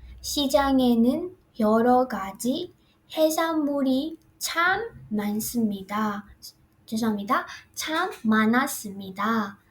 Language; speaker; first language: Korean; non-native, fluent; Burmese